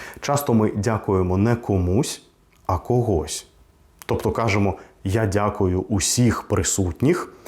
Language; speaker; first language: Ukrainian; non-native, local second language; Russian